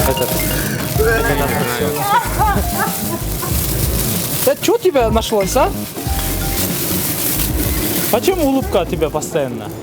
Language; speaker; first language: Russian; non-native, local second language; Kyrgyz